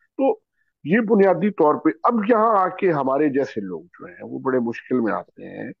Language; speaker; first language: Urdu; native; Urdu